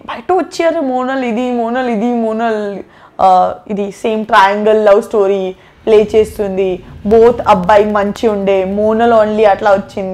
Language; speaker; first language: Telugu; non-native, learner; Gujarati